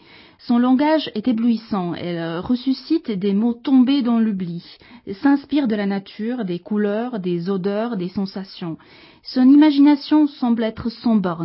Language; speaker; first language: French; native; French